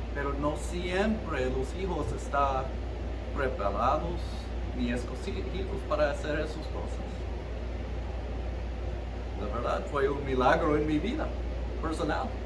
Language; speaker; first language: Spanish; early bilingual, heritage; Spanish